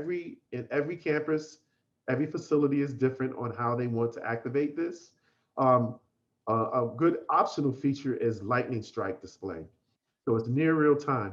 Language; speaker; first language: English; native; English